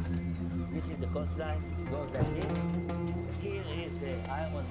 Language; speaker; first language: English; non-native, fluent; Hebrew